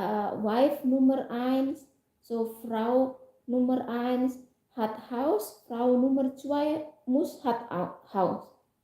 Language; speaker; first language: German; non-native, learner; Indonesian